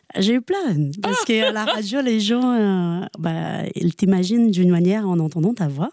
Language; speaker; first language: French; non-native, fluent; Portuguese